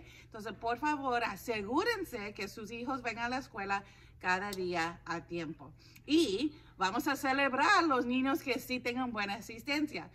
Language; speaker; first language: Spanish; non-native, fluent; English